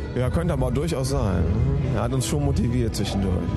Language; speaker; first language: German; non-native, fluent; French